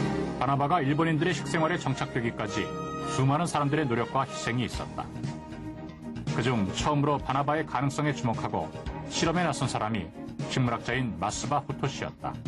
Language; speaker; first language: Korean; native; Korean